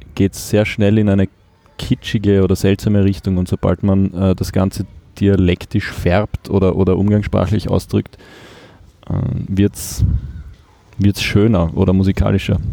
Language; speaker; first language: German; native; German